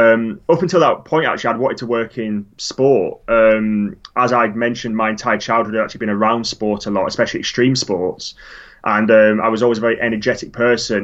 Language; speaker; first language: English; native; English